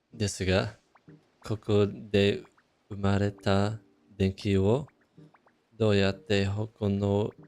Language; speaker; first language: Japanese; non-native, fluent; English